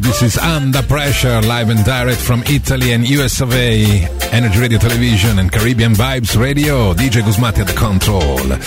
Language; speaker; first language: English; non-native, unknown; Italian